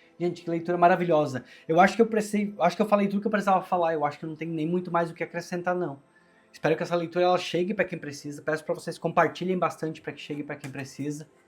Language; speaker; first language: Portuguese; native; Portuguese